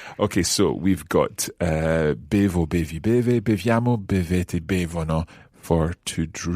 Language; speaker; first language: Italian; non-native, fluent; English